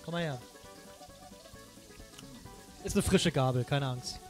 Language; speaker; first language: German; native; German